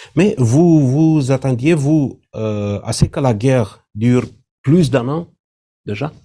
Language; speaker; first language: French; non-native, fluent; Romanian